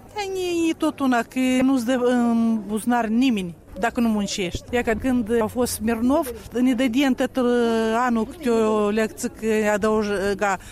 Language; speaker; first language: Romanian; native; Romanian